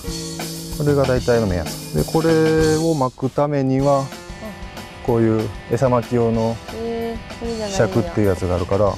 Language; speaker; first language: Japanese; native; Japanese